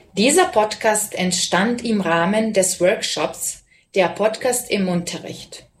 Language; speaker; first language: German; non-native, fluent; Serbian